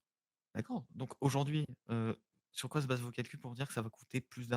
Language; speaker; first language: French; native; French